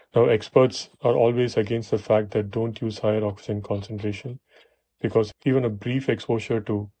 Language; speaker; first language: English; non-native, local second language; Tamil